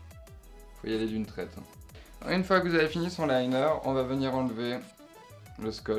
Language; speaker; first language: French; native; French